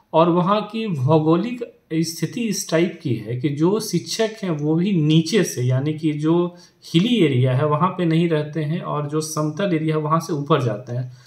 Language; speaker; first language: Hindi; native; Hindi